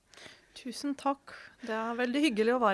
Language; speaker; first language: Norwegian; non-native, fluent; Ukrainian